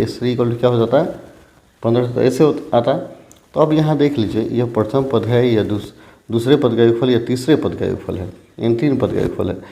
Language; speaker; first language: Hindi; native; Hindi